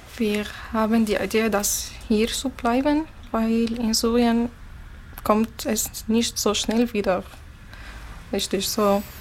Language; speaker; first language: German; non-native, learner; Arabic